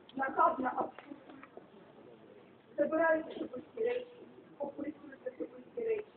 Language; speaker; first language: Ukrainian; non-native, local second language; Russian